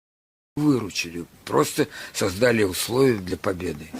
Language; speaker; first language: Russian; native; Russian